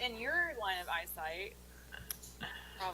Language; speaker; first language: English; native; English